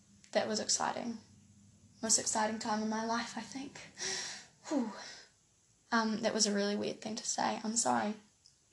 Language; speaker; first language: English; native; English